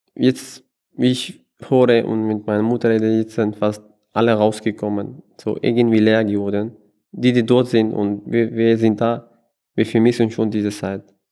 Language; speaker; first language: German; non-native, learner; Persian